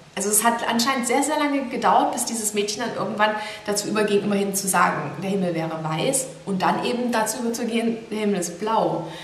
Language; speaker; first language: German; native; German